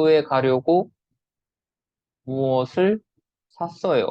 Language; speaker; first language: Korean; native; Korean